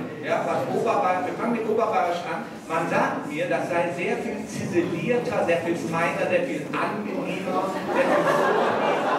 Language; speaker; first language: German; native; German